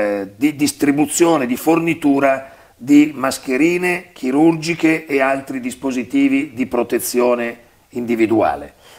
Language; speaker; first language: Italian; native; Italian